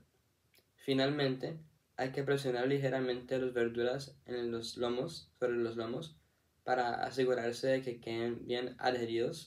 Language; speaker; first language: Spanish; non-native, learner; English